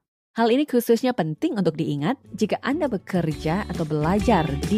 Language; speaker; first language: Indonesian; native; Indonesian